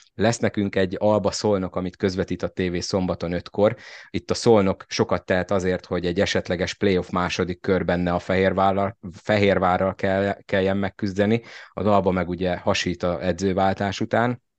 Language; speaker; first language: Hungarian; native; Hungarian